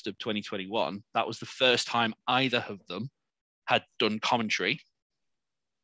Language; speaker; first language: English; native; English